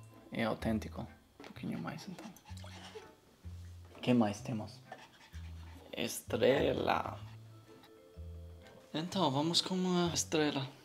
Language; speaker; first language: Portuguese; non-native, learner; German